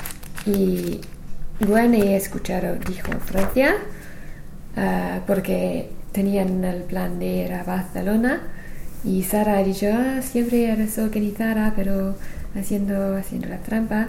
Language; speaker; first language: Spanish; non-native, learner; English